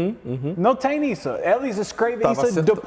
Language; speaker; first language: Portuguese; non-native, learner; English